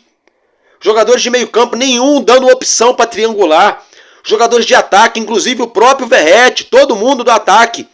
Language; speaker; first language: Portuguese; native; Portuguese